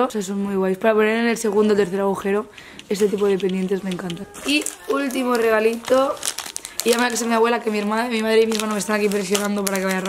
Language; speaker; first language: Spanish; native; Spanish